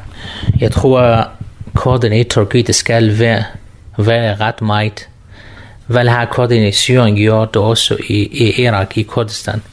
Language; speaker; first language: Danish; non-native, learner; Kurdish